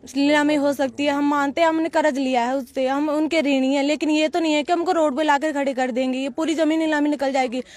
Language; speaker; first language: Hindi; native; Hindi